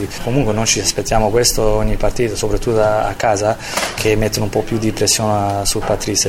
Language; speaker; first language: Italian; early bilingual, heritage; Italian